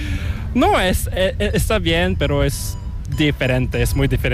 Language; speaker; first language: Spanish; non-native, fluent; Korean